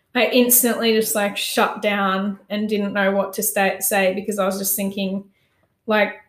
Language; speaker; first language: English; native; English